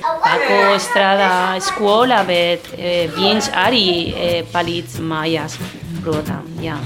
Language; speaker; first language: Latvian; non-native, learner; Spanish